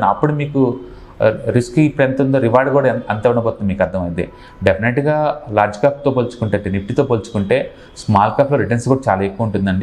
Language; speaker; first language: Telugu; native; Telugu